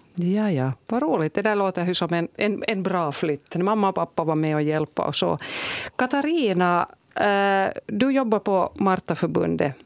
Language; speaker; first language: Swedish; native; Swedish